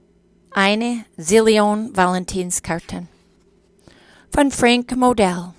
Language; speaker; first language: German; non-native, fluent; English